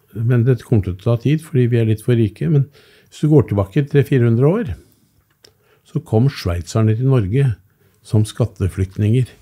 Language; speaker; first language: Norwegian; native; Norwegian